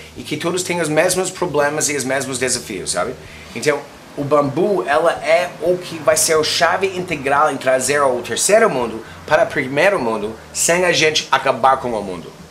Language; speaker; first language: Portuguese; non-native, fluent; English